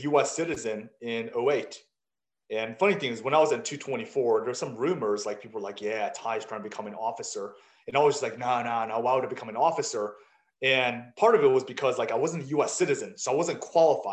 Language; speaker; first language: English; early bilingual, other home language; Chinese